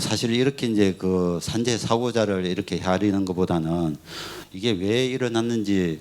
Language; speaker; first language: Korean; native; Korean